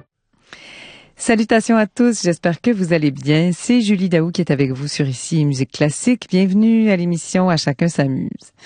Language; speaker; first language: French; native; French